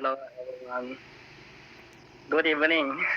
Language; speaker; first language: English; non-native, learner; Vietnamese